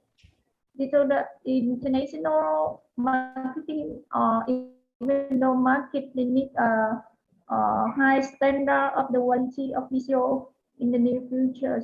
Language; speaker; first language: English; non-native, learner; Vietnamese